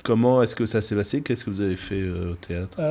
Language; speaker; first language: French; native; French